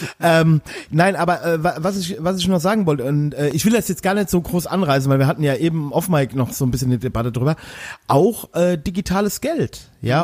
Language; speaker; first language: German; native; German